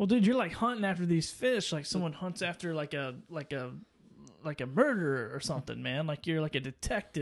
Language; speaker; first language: English; native; English